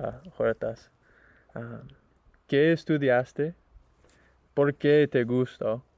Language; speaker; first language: Spanish; non-native, learner; English